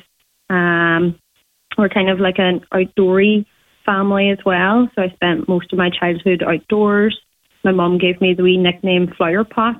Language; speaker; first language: English; native; English